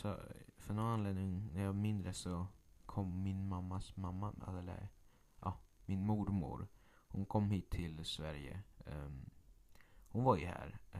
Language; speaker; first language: Swedish; early bilingual, other home language; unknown